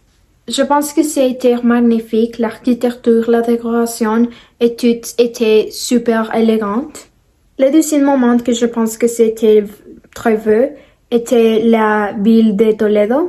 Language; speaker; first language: French; non-native, learner; Spanish